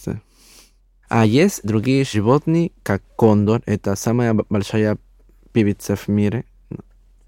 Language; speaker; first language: Russian; non-native, learner; Spanish